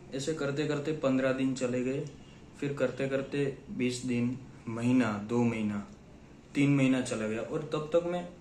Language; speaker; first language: Hindi; non-native, local second language; Gujarati